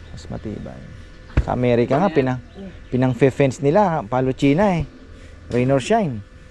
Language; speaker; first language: Filipino; native; Filipino